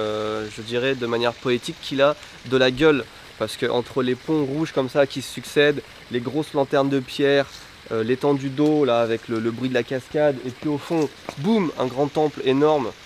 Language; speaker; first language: French; native; French